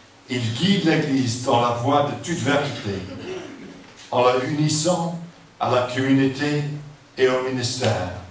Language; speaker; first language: French; non-native, fluent; English